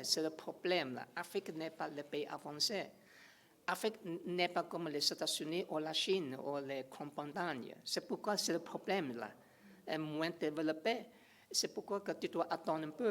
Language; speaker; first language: French; non-native, learner; English